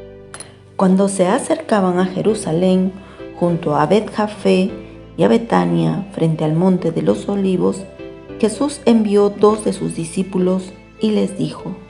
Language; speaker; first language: Spanish; native; Spanish